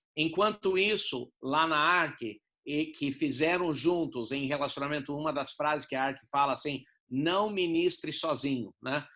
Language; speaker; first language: Portuguese; non-native, fluent; English